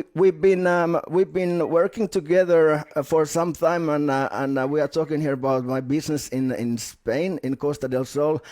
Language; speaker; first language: English; non-native, fluent; Finnish